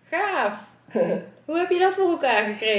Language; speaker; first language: Dutch; native; Dutch